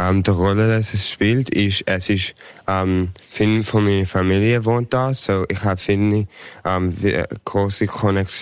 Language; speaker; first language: German; early bilingual, heritage; English